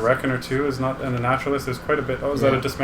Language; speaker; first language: English; native; English